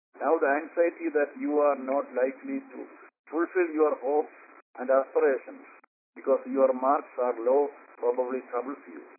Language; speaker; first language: English; non-native, local second language; Malayalam